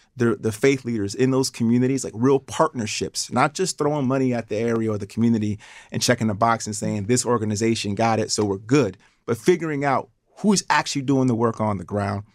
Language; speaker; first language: English; native; English